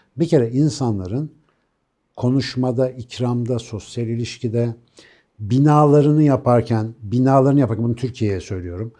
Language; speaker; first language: Turkish; native; Turkish